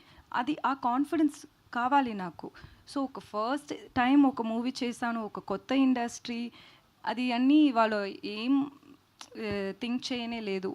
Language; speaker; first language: Telugu; non-native, learner; Tamil